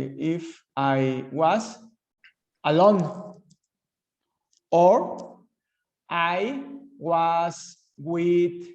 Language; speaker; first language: English; non-native, learner; Spanish